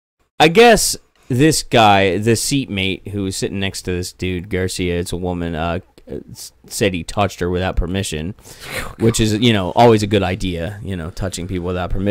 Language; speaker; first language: English; native; English